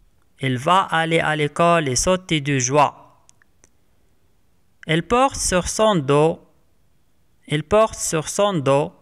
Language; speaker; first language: French; non-native, local second language; Arabic